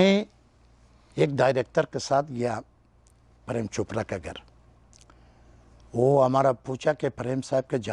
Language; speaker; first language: Hindi; non-native, learner; Persian